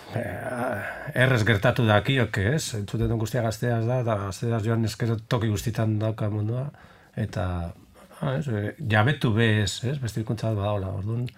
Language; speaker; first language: Basque; native; Basque